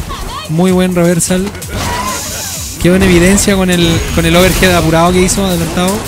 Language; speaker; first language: Spanish; native; Spanish